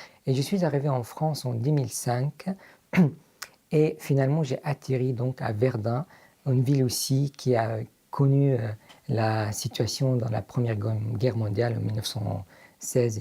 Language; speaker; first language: French; non-native, fluent; Arabic